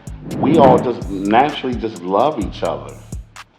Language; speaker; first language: English; native; English